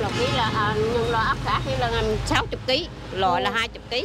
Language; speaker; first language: Vietnamese; native; Vietnamese